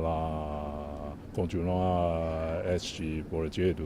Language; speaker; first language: Portuguese; non-native, fluent; Chinese